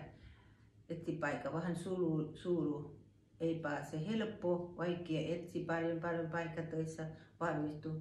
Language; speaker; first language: Finnish; non-native, learner; Thai